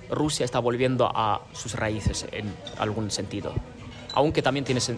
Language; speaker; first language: Spanish; non-native, fluent; Ukrainian